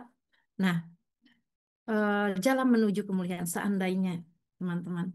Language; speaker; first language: Indonesian; native; Indonesian